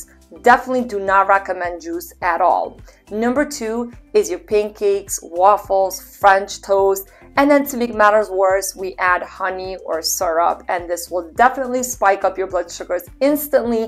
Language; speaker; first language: English; native; English